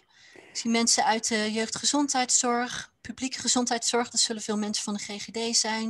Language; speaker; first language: Dutch; native; Dutch